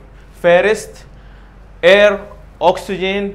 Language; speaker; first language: English; non-native, learner; Arabic